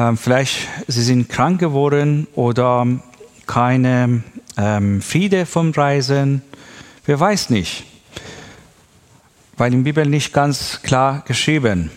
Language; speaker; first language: German; non-native, learner; Persian